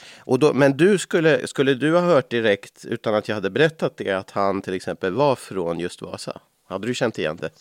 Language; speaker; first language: Swedish; native; Swedish